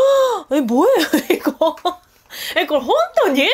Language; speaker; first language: Korean; non-native, learner; Japanese